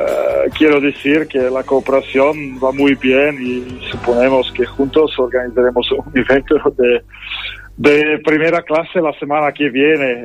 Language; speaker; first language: Spanish; non-native, fluent; Dutch